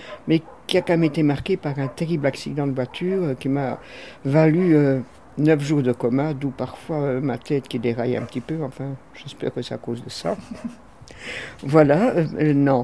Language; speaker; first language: French; native; French